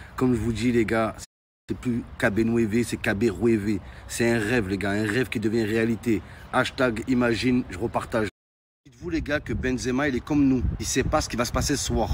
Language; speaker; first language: French; native; French